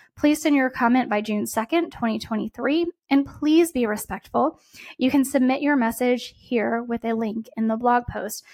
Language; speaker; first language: English; native; English